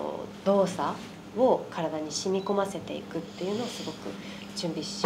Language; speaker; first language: Japanese; native; Japanese